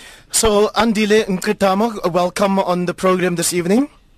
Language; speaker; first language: English; non-native, local second language; Afrikaans